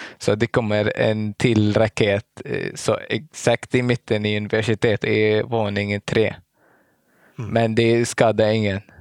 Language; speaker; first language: Swedish; non-native, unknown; Arabic